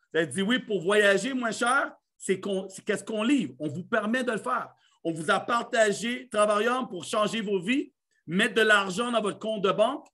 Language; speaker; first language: French; native; French